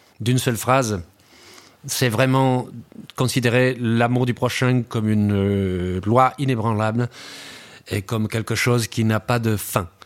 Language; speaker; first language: French; early bilingual, other home language; Spanish